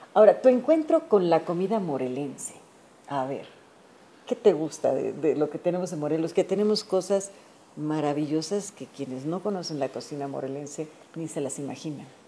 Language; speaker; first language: Spanish; native; Spanish